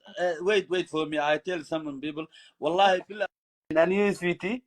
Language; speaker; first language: English; non-native, learner; Somali